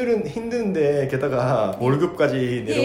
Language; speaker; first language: Korean; non-native, fluent; Japanese